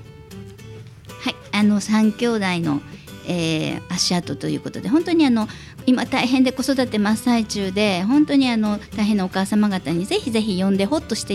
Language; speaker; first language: Japanese; native; Japanese